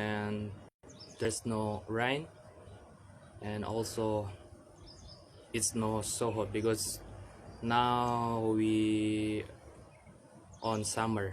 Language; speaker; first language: English; non-native, learner; Indonesian